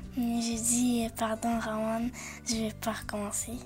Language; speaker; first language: French; early bilingual, other home language; Arabic